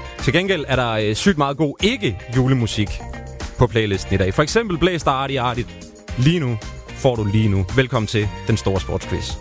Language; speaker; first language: Danish; native; Danish